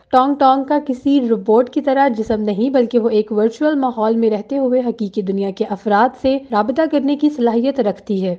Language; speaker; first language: Urdu; native; Urdu